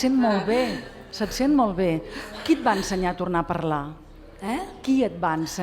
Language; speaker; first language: Catalan; native; Catalan